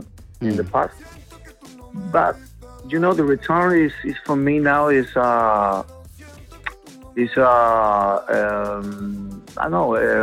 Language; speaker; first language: English; non-native, learner; Spanish